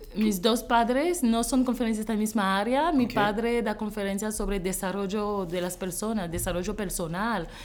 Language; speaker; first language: Spanish; non-native, fluent; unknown